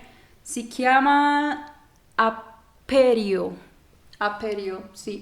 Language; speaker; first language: Italian; non-native, learner; Spanish